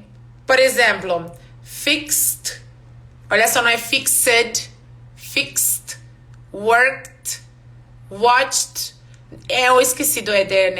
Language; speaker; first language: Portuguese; non-native, fluent; English